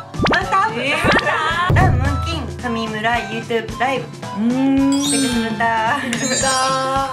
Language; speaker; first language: Indonesian; non-native, learner; Japanese